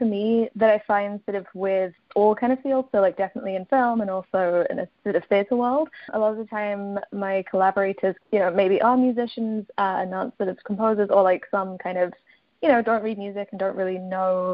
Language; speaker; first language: English; native; English